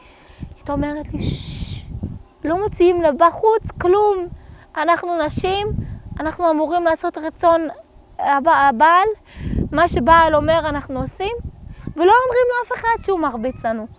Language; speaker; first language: Hebrew; early bilingual, other home language; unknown